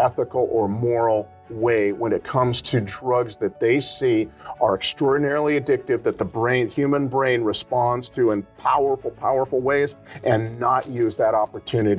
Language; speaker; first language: English; native; English